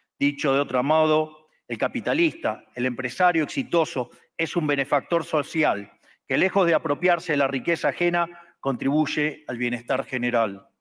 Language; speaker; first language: Spanish; native; Spanish